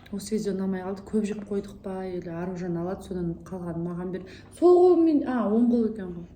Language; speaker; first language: Kazakh; non-native, local second language; Russian